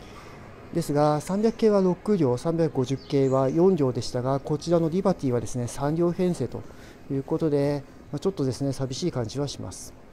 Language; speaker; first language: Japanese; native; Japanese